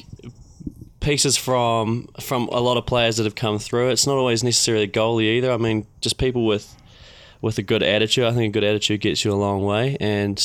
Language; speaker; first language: English; native; English